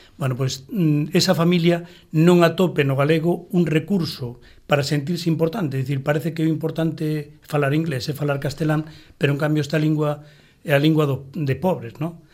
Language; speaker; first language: Galician; native; Galician